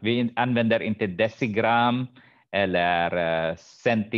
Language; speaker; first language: Swedish; non-native, fluent; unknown